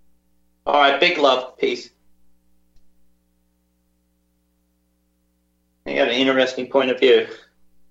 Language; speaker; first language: English; native; English